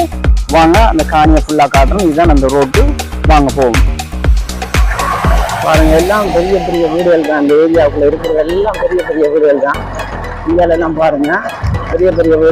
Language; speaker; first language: Tamil; native; Tamil